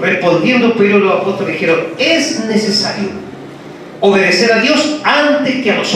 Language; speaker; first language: Spanish; native; Spanish